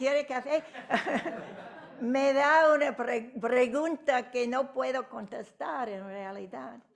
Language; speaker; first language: Spanish; non-native, fluent; English